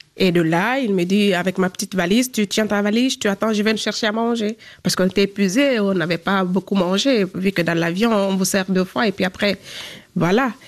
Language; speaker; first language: French; non-native, local second language; Fula